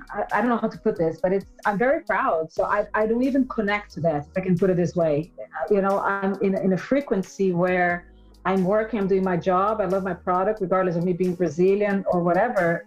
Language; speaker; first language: English; non-native, fluent; Portuguese